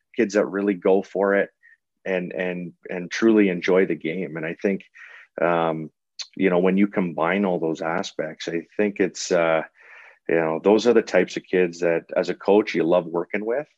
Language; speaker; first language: English; native; English